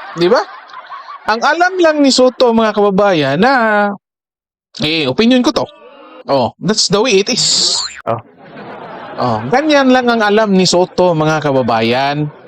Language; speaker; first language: Filipino; native; Filipino